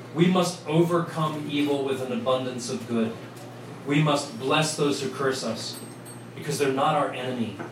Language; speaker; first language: English; native; English